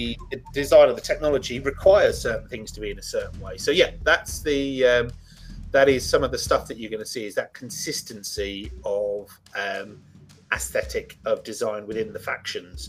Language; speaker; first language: English; native; English